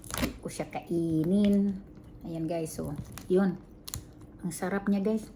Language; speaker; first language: Filipino; non-native, local second language; Cebuano